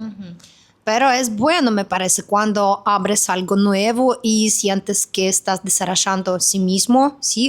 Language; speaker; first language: Spanish; non-native, fluent; Russian